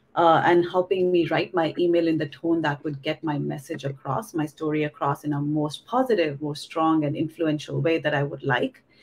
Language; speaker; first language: English; non-native, local second language; Hindi